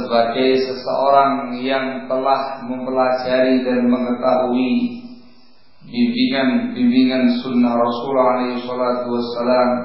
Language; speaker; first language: Indonesian; native; Indonesian